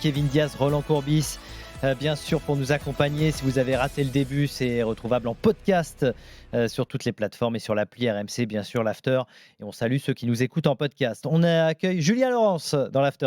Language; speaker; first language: French; native; French